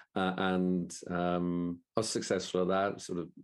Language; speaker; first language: English; native; English